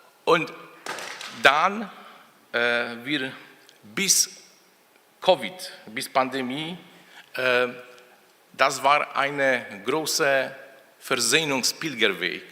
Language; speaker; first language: German; non-native, fluent; Polish